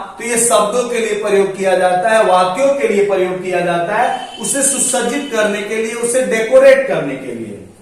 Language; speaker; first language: Hindi; native; Hindi